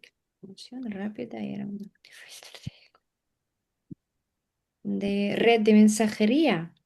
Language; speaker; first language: Spanish; non-native, learner; Russian